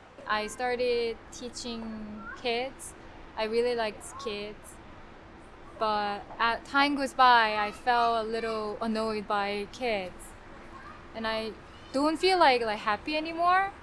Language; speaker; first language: English; non-native, fluent; Korean